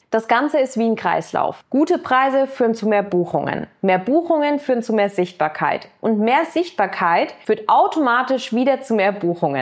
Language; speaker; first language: German; native; German